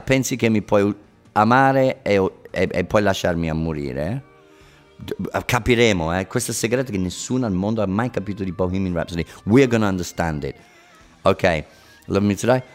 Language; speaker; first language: Italian; non-native, fluent; English